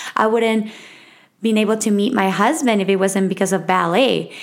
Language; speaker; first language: English; non-native, fluent; Spanish